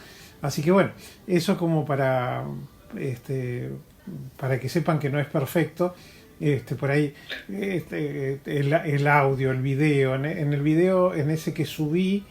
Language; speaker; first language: Spanish; native; Spanish